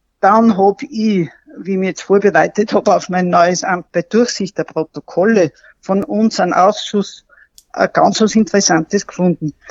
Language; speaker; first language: German; native; German